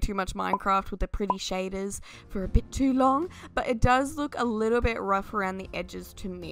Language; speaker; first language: English; native; English